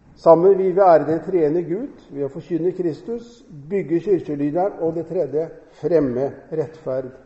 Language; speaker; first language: Norwegian; native; Norwegian